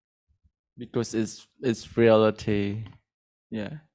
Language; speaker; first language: English; non-native, learner; Thai